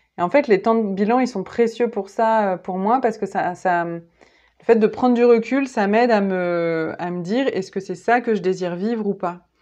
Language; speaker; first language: French; native; French